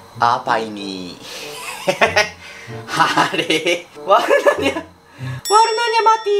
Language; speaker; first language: Indonesian; non-native, fluent; Japanese